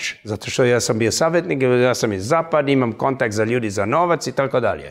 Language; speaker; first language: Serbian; early bilingual, heritage; English